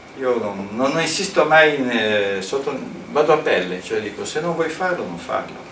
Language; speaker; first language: Italian; native; Italian